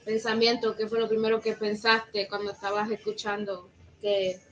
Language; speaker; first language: Spanish; early bilingual, heritage; Spanish